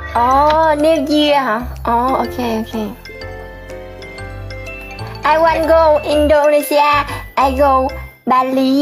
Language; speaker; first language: English; non-native, learner; Vietnamese